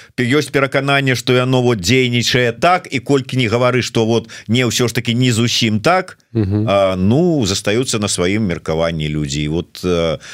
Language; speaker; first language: Belarusian; non-native, local second language; Russian